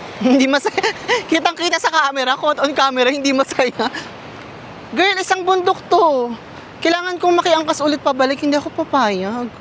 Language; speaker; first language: Filipino; native; Filipino